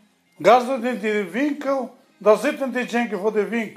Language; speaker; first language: Dutch; non-native, learner; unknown